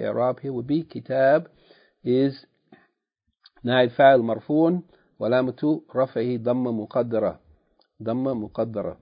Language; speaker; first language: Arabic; non-native, fluent; English